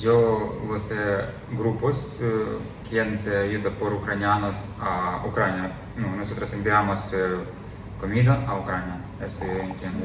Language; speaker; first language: Spanish; non-native, learner; Ukrainian